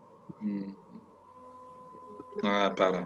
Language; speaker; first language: Spanish; non-native, learner; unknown